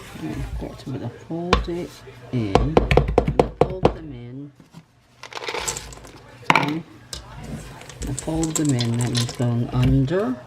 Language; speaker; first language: English; native; English